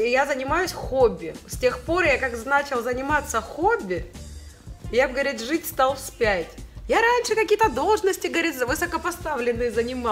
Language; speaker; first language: Russian; native; Russian